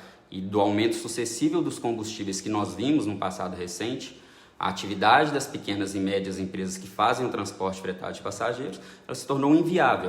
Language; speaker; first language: Portuguese; native; Portuguese